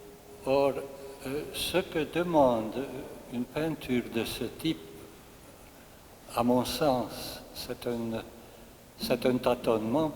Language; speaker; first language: French; non-native, fluent; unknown